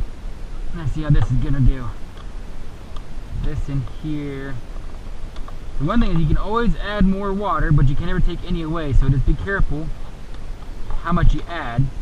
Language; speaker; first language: English; native; English